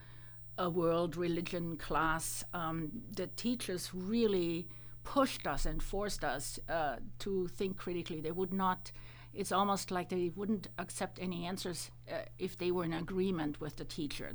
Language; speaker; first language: English; non-native, fluent; German